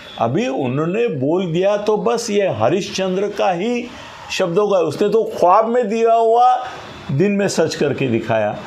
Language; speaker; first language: Hindi; non-native, local second language; Marathi